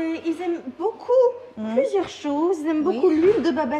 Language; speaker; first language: French; native; French